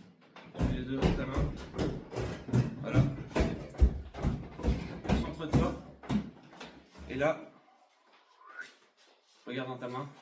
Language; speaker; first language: French; native; French